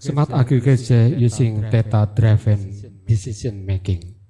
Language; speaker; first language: English; non-native, learner; Indonesian